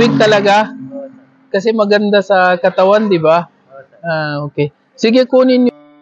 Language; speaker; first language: Filipino; non-native, learner; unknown